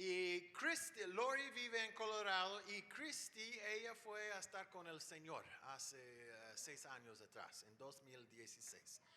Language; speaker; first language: Spanish; non-native, fluent; English